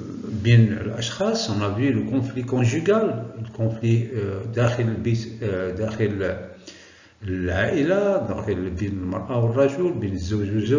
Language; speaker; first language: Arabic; native; Arabic